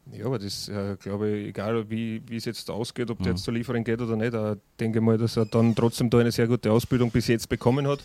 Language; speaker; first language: German; native; German